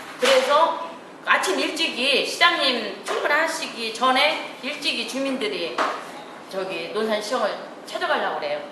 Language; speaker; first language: Korean; native; Korean